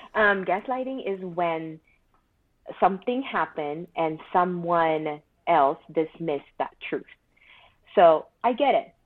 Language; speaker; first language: English; non-native, local second language; Chinese